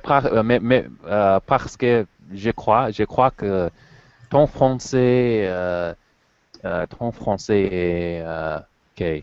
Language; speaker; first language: French; non-native, learner; English